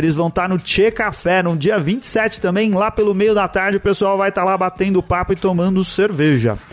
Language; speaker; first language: Portuguese; native; Portuguese